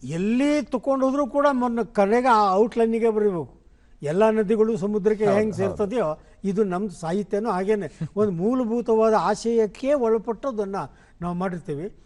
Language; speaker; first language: Kannada; non-native, local second language; Konkani